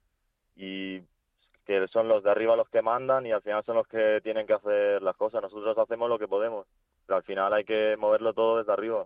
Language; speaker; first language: Spanish; early bilingual, other home language; Ukrainian